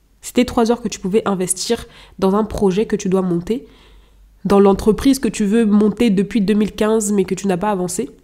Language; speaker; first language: French; non-native, local second language; Lingala